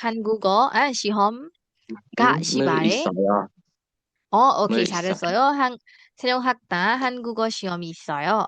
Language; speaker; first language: Korean; non-native, fluent; Burmese